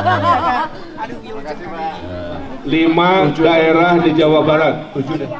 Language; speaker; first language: Indonesian; non-native, local second language; Sundanese